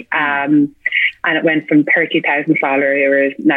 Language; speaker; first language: English; native; English